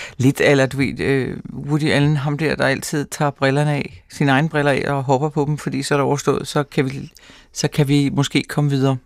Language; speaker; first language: Danish; native; Danish